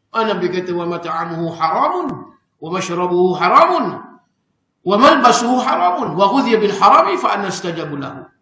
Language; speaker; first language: Malay; native; Malay